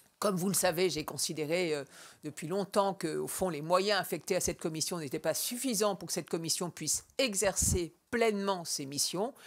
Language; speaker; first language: French; native; French